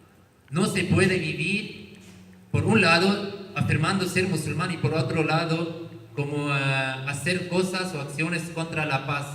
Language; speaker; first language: Spanish; non-native, learner; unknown